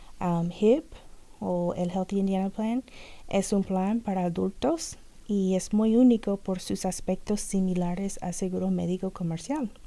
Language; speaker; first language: Spanish; non-native, fluent; English